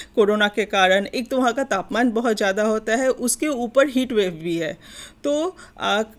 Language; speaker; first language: Hindi; non-native, local second language; Bangla